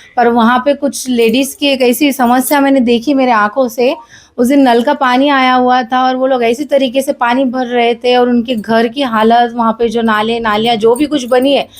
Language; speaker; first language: Hindi; non-native, local second language; Marathi